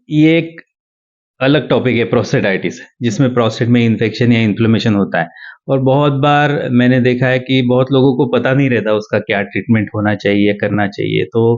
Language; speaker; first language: Hindi; non-native, local second language; Marathi